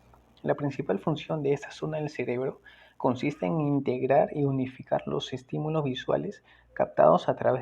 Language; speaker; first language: Spanish; native; Spanish